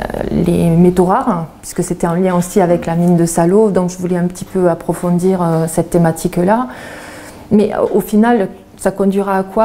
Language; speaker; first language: French; native; French